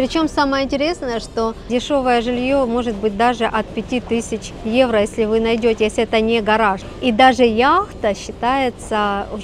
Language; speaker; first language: Russian; native; Russian